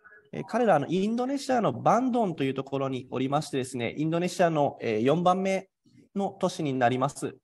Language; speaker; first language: Japanese; native; Japanese